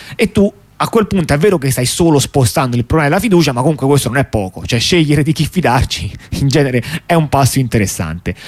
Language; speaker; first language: Italian; native; Italian